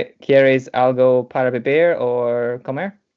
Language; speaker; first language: Spanish; non-native, learner; English